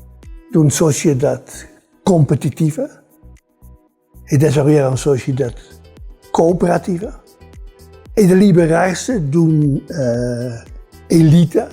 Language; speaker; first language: Spanish; non-native, fluent; Dutch